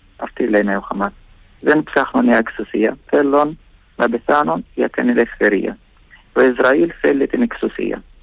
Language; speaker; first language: Greek; non-native, learner; Arabic